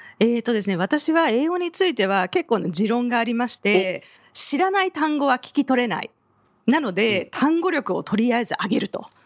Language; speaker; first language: Japanese; native; Japanese